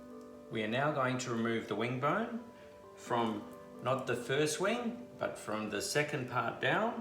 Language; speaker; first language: English; native; English